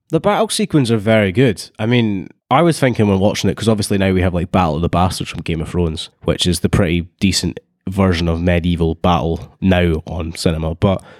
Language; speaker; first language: English; native; English